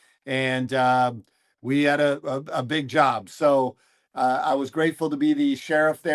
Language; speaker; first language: English; native; English